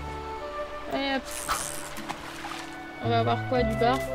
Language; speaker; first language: French; native; French